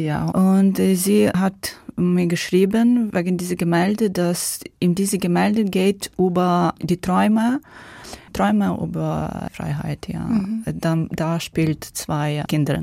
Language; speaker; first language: German; non-native, learner; Ukrainian